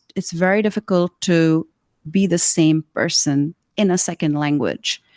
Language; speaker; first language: English; non-native, local second language; Urdu